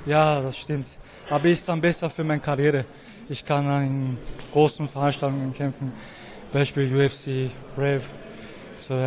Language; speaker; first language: German; non-native, local second language; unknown